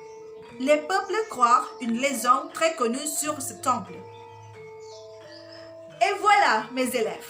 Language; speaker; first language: French; non-native, fluent; Indonesian